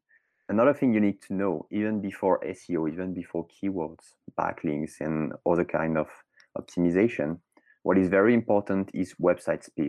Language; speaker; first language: English; non-native, fluent; French